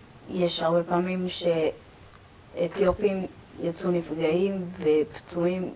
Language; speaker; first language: Hebrew; early bilingual, other home language; Amharic